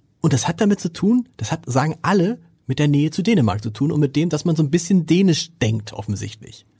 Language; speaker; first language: German; native; German